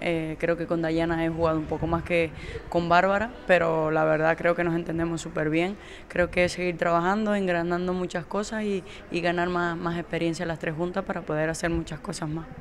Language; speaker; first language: Spanish; native; Spanish